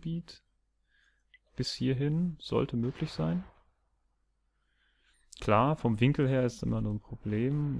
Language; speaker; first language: German; native; German